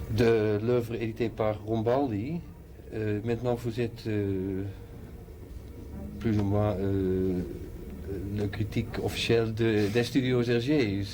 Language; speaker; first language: French; non-native, learner; Dutch